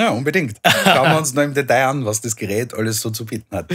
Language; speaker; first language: German; native; German